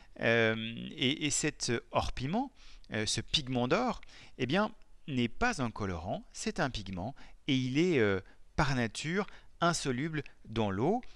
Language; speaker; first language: French; native; French